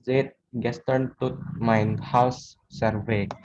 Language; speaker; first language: German; non-native, learner; Indonesian